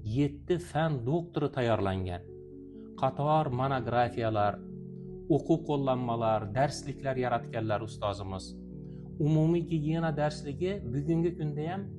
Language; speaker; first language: Uzbek; native; Uzbek